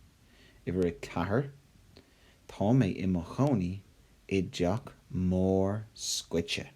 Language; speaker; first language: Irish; non-native, local second language; English